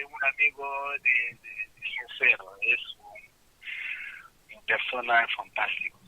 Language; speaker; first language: Portuguese; non-native, learner; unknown